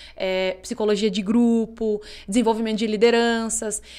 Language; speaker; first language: Portuguese; native; Portuguese